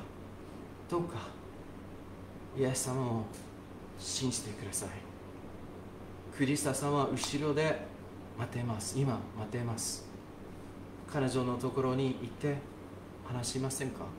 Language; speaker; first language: Japanese; non-native, fluent; English